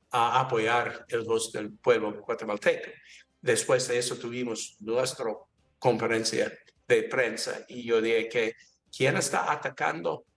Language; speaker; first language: Spanish; non-native, learner; English